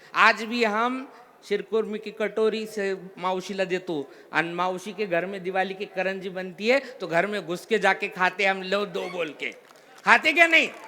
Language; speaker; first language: Hindi; non-native, local second language; Marathi